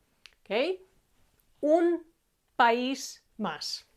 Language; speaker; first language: Spanish; non-native, fluent; Croatian